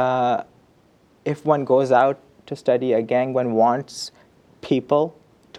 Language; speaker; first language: English; non-native, local second language; Urdu